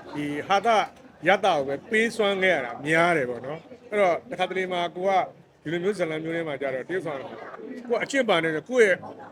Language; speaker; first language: Burmese; native; Burmese